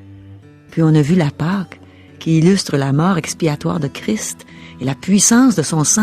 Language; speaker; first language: French; native; French